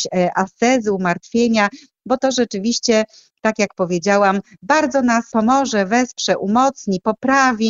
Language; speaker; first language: Polish; native; Polish